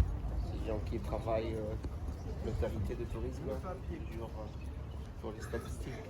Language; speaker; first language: French; non-native, fluent; Arabic